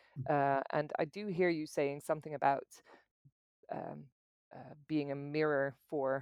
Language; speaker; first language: English; non-native, fluent; Dutch